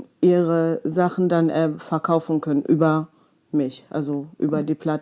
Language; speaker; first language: German; early bilingual, other home language; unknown